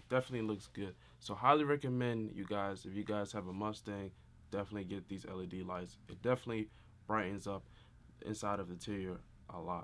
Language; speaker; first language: English; native; English